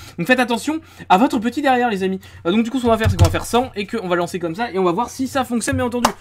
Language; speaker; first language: French; native; French